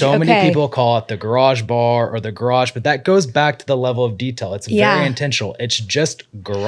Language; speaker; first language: English; native; English